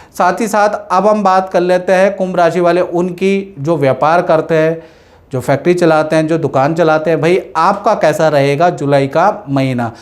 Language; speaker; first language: Hindi; native; Hindi